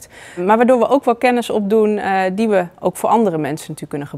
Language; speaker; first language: Dutch; native; Dutch